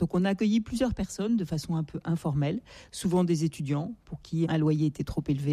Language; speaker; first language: French; native; French